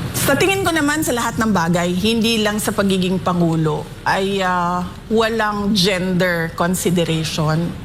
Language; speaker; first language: Filipino; non-native, local second language; Cebuano